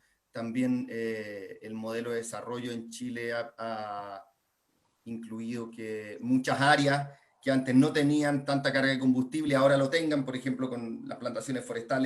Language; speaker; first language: Spanish; native; Spanish